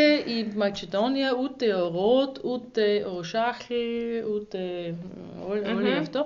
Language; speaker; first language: Greek; non-native, learner; German